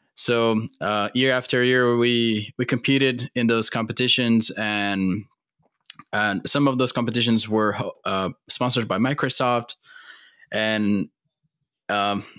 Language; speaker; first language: English; non-native, fluent; Portuguese